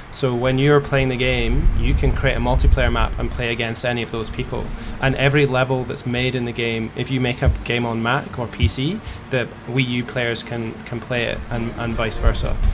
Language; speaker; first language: English; native; English